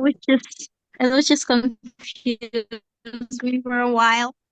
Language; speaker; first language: English; non-native, learner; Indonesian